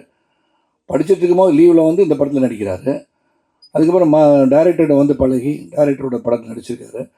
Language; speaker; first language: Tamil; native; Tamil